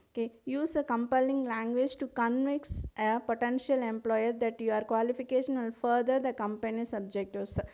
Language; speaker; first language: English; non-native, local second language; Tamil